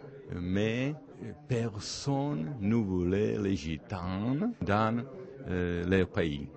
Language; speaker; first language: French; non-native, learner; Czech